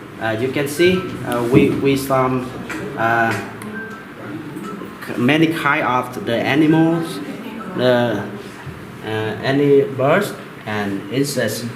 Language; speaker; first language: English; non-native, learner; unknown